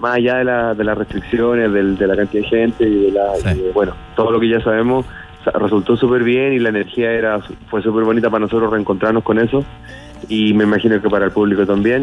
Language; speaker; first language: Spanish; native; Spanish